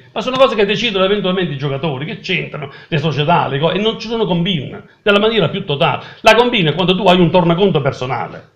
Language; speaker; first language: Italian; native; Italian